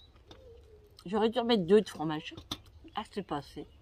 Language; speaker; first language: French; native; French